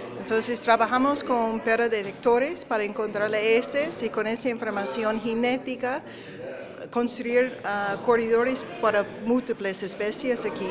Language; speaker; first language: Spanish; non-native, learner; English